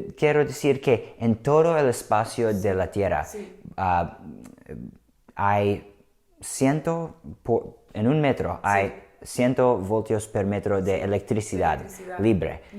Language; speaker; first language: Spanish; non-native, learner; English